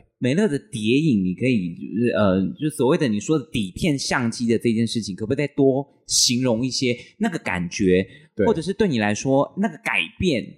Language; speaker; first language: Chinese; native; Chinese